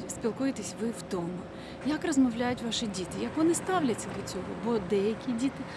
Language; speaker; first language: Ukrainian; non-native, local second language; Russian